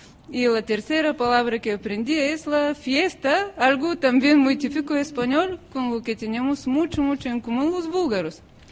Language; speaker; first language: Spanish; non-native, fluent; Bulgarian